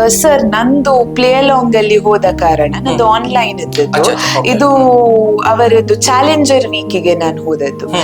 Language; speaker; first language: Kannada; non-native, local second language; Tulu